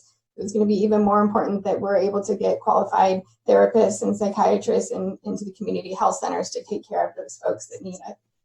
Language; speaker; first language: English; native; English